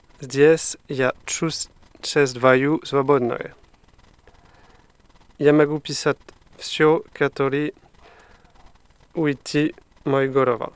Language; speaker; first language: Russian; non-native, learner; French